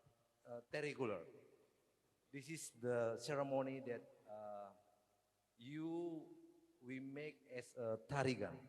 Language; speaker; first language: English; non-native, learner; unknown